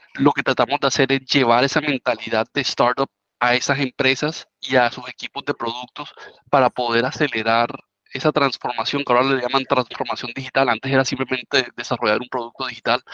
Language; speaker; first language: Spanish; native; Spanish